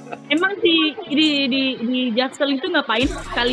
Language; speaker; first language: Indonesian; native; Indonesian